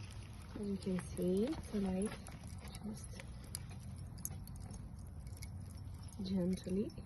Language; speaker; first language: English; non-native, fluent; French